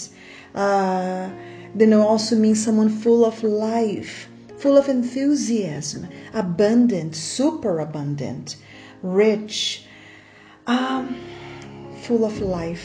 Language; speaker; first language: English; non-native, fluent; Portuguese